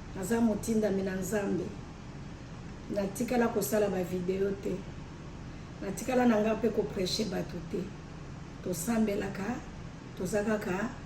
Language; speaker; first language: Lingala; native; Lingala